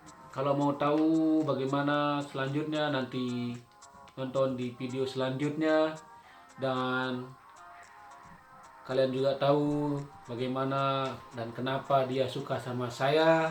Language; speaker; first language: Indonesian; non-native, local second language; Sasak